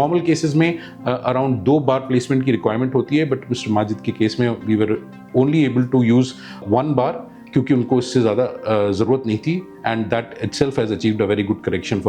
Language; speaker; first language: Hindi; native; Hindi